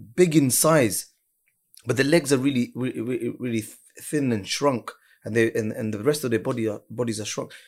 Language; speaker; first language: English; early bilingual, other home language; Urdu